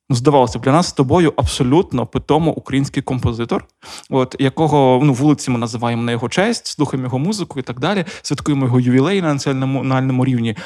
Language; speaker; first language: Ukrainian; non-native, local second language; Russian